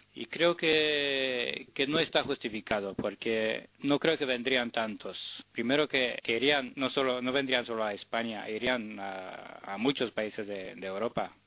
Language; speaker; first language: Spanish; non-native, fluent; Romanian